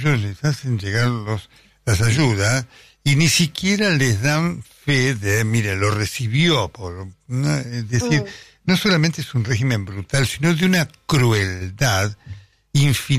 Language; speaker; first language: Spanish; native; Spanish